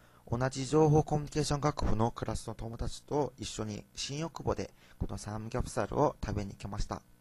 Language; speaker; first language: Japanese; non-native, fluent; Korean